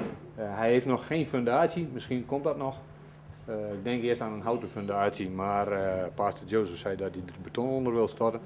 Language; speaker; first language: Dutch; native; Dutch